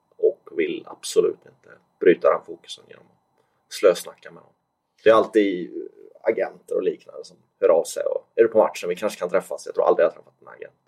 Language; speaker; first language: Swedish; native; Swedish